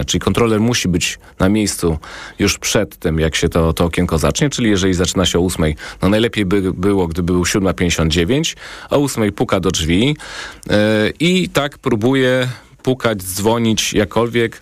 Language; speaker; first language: Polish; native; Polish